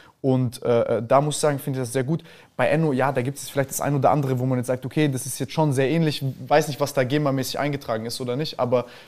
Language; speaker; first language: German; native; German